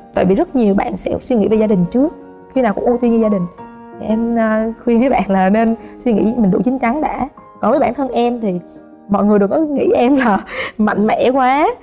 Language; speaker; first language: Vietnamese; native; Vietnamese